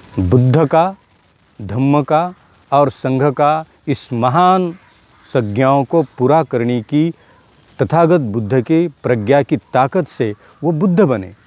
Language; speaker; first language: Hindi; non-native, local second language; Marathi